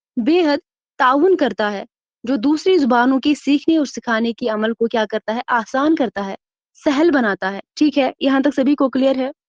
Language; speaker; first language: Urdu; non-native, local second language; Kashmiri